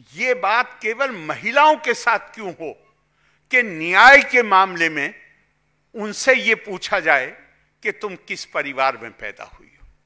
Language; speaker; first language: Hindi; native; Hindi